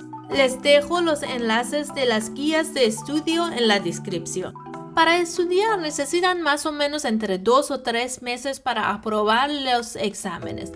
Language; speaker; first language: Spanish; non-native, fluent; Persian